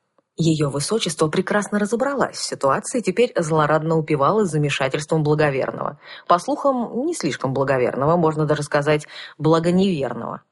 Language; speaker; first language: Russian; native; Russian